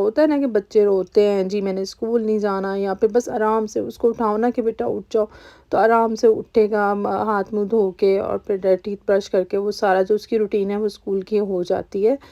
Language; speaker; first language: Urdu; native; Urdu